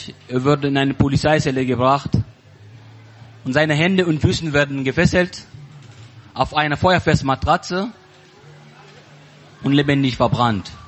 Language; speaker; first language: German; non-native, learner; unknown